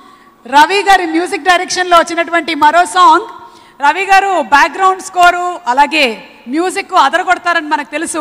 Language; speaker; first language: Telugu; native; Telugu